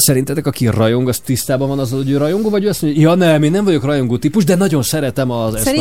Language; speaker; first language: Hungarian; native; Hungarian